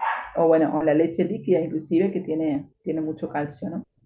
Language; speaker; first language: Spanish; native; Spanish